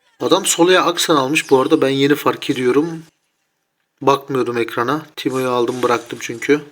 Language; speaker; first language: Turkish; native; Turkish